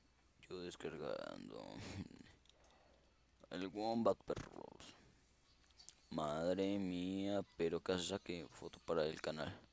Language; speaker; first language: Spanish; native; Spanish